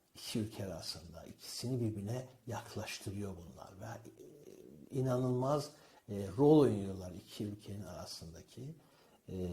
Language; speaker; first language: Turkish; non-native, fluent; Azerbaijani